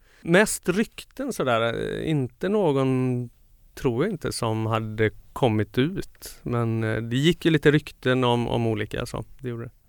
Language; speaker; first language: Swedish; native; Swedish